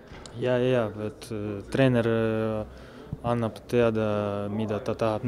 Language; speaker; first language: Estonian; non-native, local second language; Russian